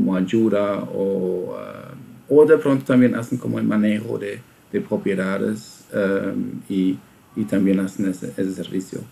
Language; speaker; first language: Spanish; non-native, fluent; German